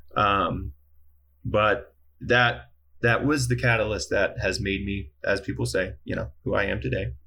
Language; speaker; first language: English; native; English